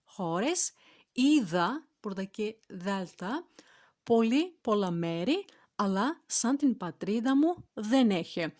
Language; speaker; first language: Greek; non-native, fluent; Turkish